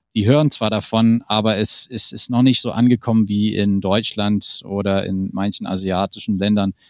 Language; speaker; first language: German; non-native, fluent; English